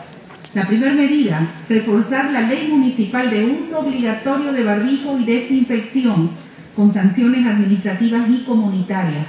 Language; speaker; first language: Spanish; native; Spanish